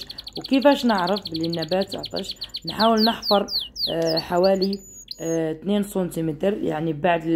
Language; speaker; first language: Arabic; native; Arabic